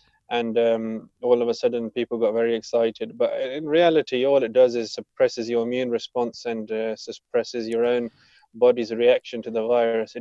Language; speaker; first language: English; early bilingual, other home language; Punjabi